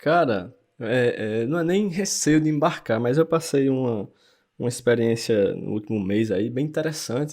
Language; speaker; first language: Portuguese; native; Portuguese